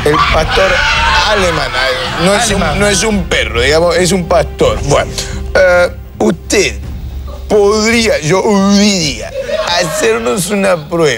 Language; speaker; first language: Spanish; native; Spanish